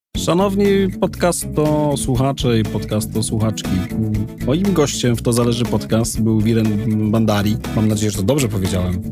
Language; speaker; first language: Polish; native; Polish